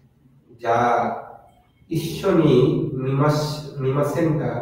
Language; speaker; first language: Japanese; non-native, learner; Bangla